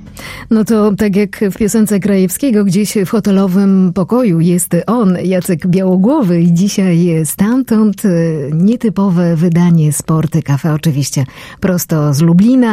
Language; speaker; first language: Polish; native; Polish